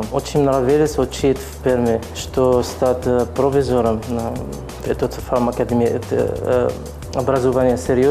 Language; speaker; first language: Russian; non-native, learner; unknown